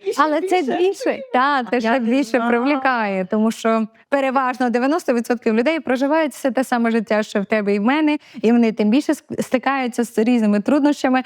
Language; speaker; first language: Ukrainian; native; Ukrainian